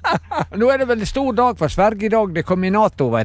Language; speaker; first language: Norwegian; native; Norwegian